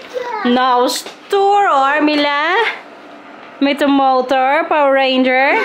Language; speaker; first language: Dutch; non-native, learner; Filipino